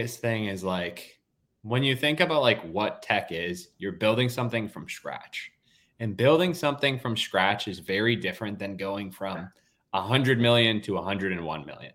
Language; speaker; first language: English; native; English